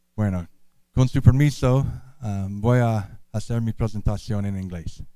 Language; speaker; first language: Spanish; non-native, learner; English